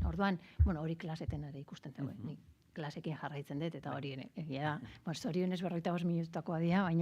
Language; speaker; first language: Basque; native; Basque